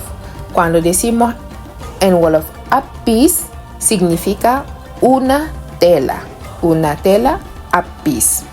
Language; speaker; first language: Spanish; non-native, fluent; Wolof